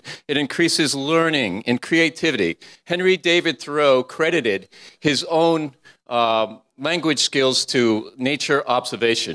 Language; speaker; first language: English; native; English